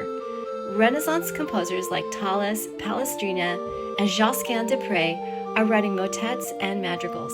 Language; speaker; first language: English; native; English